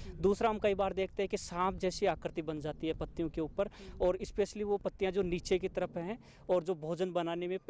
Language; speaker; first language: Hindi; native; Hindi